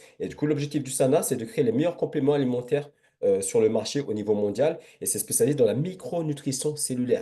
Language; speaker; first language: French; native; French